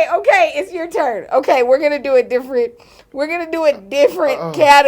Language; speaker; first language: English; native; English